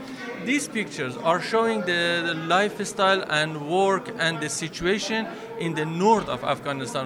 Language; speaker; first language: English; non-native, fluent; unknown